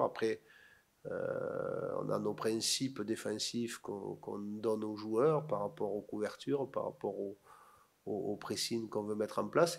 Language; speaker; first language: French; native; French